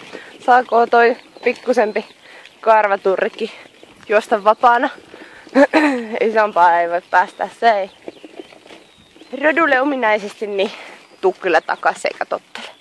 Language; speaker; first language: Finnish; native; Finnish